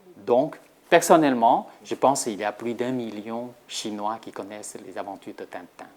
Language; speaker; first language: French; non-native, fluent; Chinese